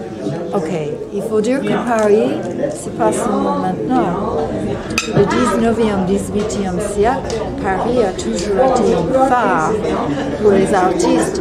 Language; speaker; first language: French; non-native, fluent; English